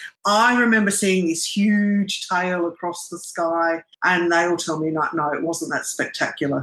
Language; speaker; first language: English; non-native, local second language; Arabic